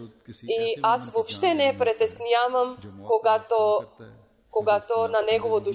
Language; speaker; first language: Bulgarian; non-native, local second language; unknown